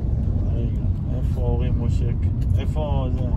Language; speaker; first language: Hebrew; native; Hebrew